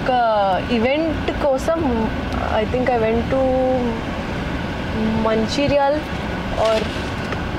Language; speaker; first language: Telugu; non-native, local second language; Hindi